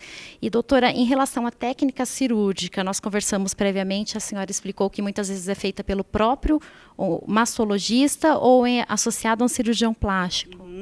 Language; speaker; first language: Portuguese; native; Portuguese